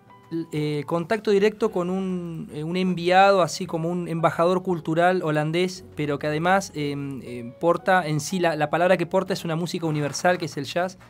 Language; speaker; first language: Spanish; native; Spanish